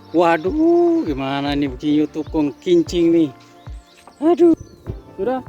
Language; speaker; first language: Malay; native; Malay